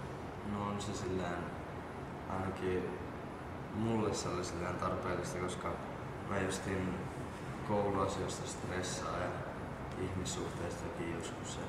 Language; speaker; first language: Finnish; native; Finnish